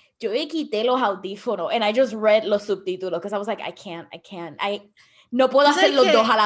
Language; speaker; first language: Spanish; early bilingual, heritage; Spanish